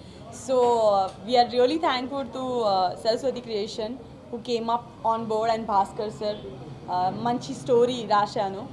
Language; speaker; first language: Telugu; non-native, learner; Gujarati